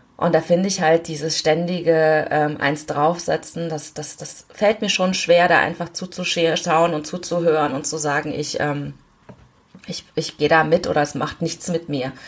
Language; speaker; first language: German; early bilingual, other home language; Korean